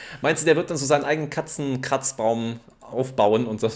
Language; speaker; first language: German; native; German